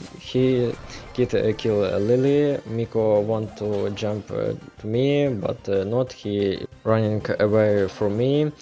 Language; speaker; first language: English; non-native, learner; Ukrainian